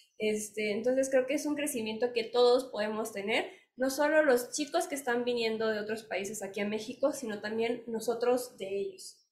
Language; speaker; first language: Spanish; native; Spanish